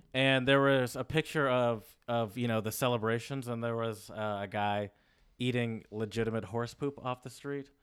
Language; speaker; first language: English; native; English